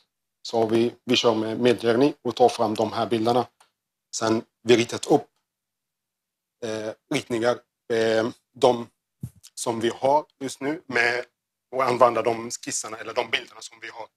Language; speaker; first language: Swedish; non-native, learner; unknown